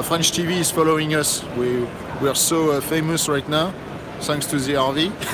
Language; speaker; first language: English; non-native, fluent; French